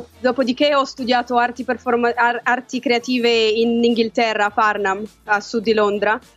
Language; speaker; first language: Italian; native; Italian